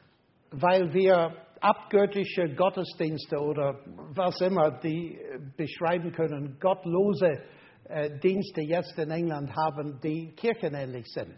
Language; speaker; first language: German; non-native, fluent; English